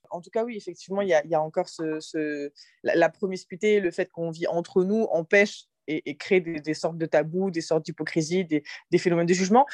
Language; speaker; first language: French; early bilingual, other home language; Arabic